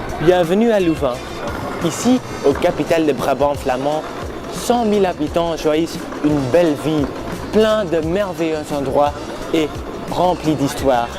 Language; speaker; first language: French; non-native, learner; Dutch